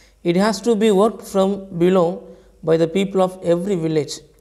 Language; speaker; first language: English; non-native, local second language; Tamil